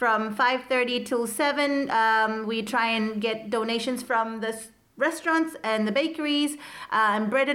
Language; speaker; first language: English; native; English